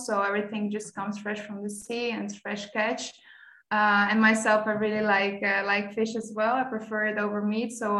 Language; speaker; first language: English; non-native, fluent; Dutch